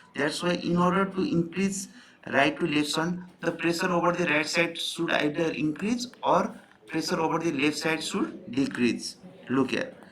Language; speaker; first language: English; non-native, local second language; Nepali